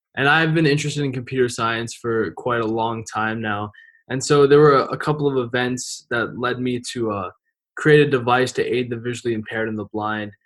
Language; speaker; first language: English; native; English